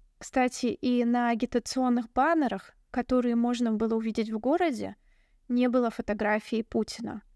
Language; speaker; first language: Russian; native; Russian